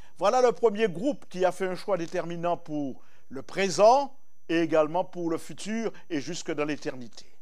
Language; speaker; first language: French; native; French